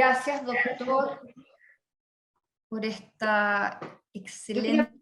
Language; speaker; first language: Spanish; native; Spanish